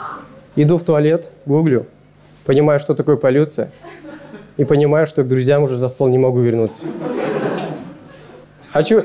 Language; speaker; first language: Russian; native; Russian